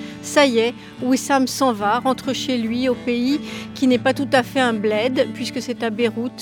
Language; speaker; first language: French; native; French